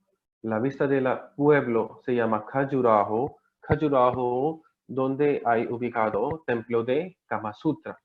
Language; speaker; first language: Spanish; non-native, learner; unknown